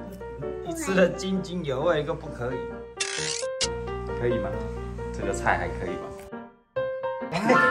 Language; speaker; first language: Chinese; native; Chinese